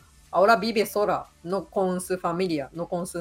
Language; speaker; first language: Spanish; non-native, fluent; Japanese